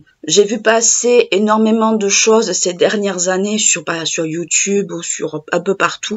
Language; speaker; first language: French; native; French